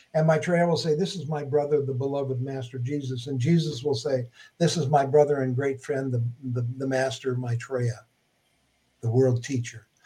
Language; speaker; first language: English; native; English